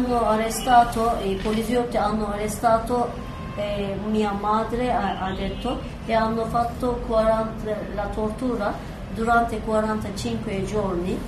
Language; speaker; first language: Italian; non-native, learner; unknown